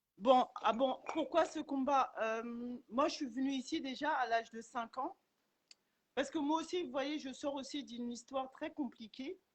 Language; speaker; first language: French; early bilingual, other home language; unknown